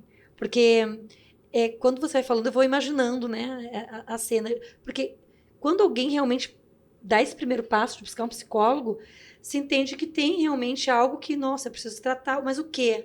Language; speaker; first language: Portuguese; native; Portuguese